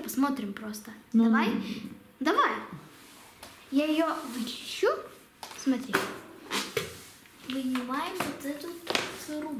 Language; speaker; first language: Russian; non-native, local second language; Lithuanian